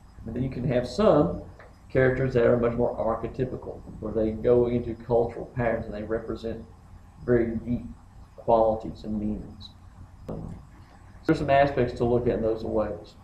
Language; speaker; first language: English; native; English